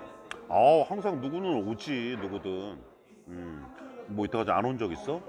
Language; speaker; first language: Korean; native; Korean